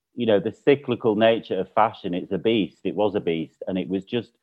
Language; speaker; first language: English; native; English